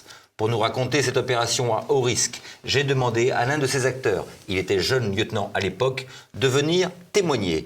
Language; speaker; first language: French; native; French